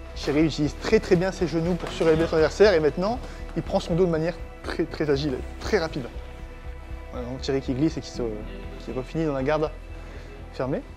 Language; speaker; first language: French; native; French